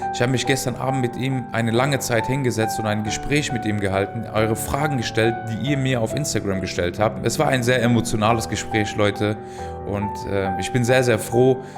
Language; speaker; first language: German; native; German